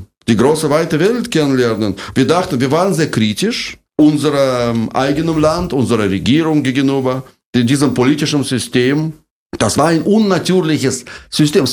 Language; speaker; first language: German; non-native, fluent; Russian